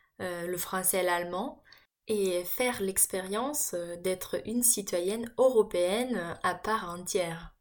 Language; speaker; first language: French; non-native, fluent; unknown